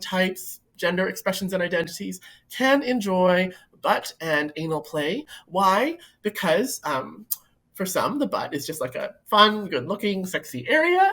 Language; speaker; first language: English; native; English